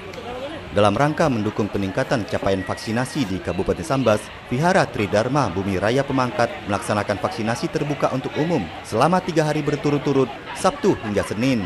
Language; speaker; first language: Indonesian; native; Indonesian